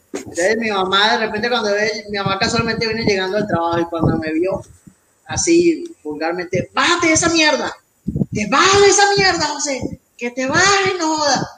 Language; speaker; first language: Spanish; native; Spanish